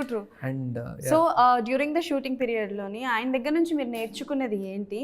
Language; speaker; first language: Telugu; native; Telugu